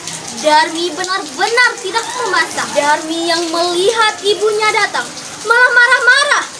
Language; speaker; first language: Indonesian; non-native, local second language; Balinese